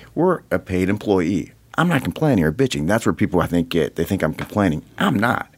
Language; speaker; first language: English; native; English